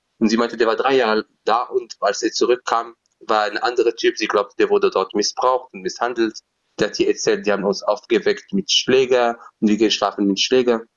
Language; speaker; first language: German; non-native, fluent; Berber languages